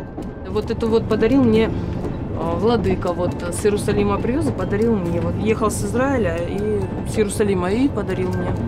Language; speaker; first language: Russian; native; Russian